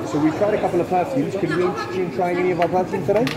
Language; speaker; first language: English; native; English